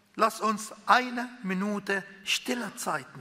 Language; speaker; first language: German; non-native, fluent; Arabic